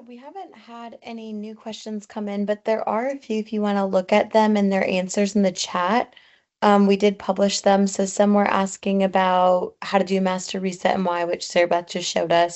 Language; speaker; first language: English; native; English